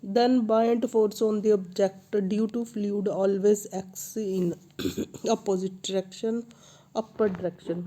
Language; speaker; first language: English; non-native, local second language; Punjabi